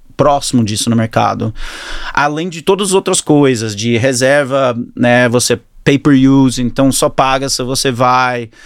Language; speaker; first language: Portuguese; early bilingual, other home language; English